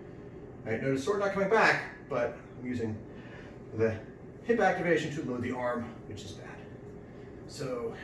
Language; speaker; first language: English; native; English